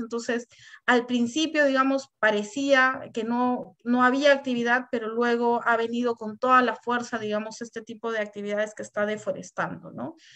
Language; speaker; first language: Spanish; native; Spanish